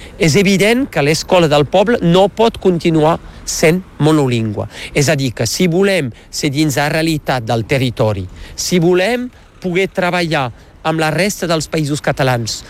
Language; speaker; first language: Catalan; non-native, local second language; French